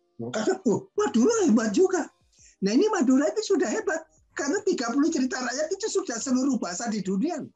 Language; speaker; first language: Indonesian; non-native, local second language; Javanese